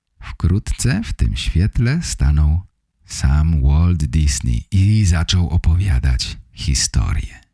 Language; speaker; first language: Polish; native; Polish